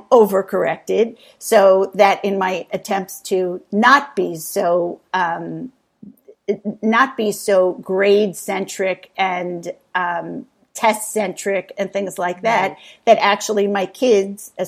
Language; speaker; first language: English; native; English